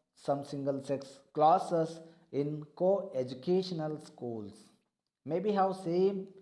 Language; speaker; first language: English; non-native, local second language; Kannada